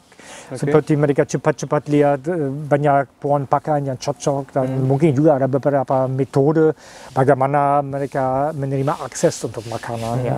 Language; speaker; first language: Indonesian; non-native, fluent; German